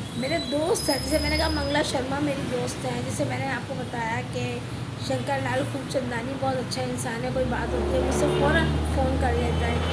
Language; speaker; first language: Urdu; native; Urdu